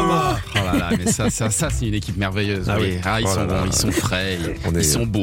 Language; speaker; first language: French; native; French